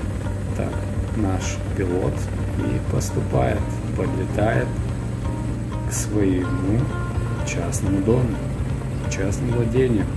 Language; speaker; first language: Russian; native; Russian